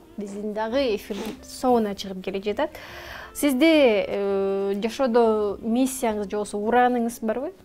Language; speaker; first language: Kyrgyz; native; Kyrgyz